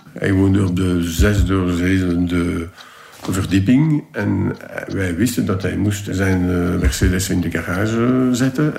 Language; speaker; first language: Dutch; non-native, local second language; French